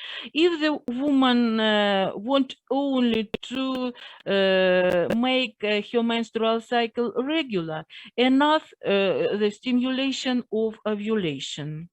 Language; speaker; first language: English; non-native, fluent; Russian